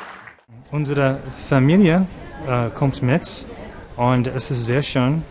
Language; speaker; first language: German; non-native, learner; English